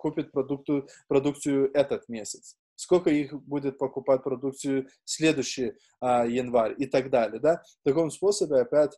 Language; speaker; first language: Russian; non-native, fluent; Lithuanian